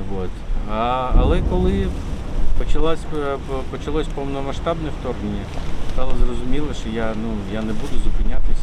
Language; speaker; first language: Ukrainian; non-native, local second language; Russian